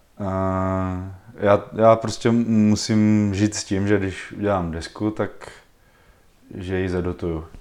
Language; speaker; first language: Czech; native; Czech